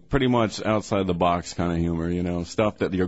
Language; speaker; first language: English; native; English